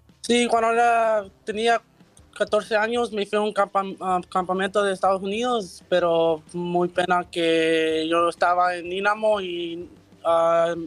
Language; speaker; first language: Spanish; early bilingual, heritage; Spanish